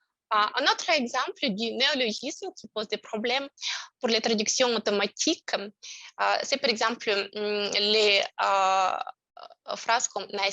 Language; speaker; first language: French; non-native, fluent; Russian